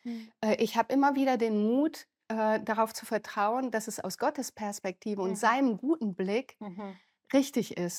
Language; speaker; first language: German; native; German